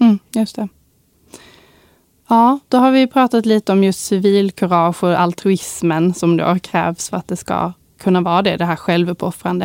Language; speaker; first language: Swedish; native; Swedish